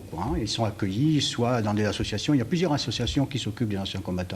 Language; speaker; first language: French; native; French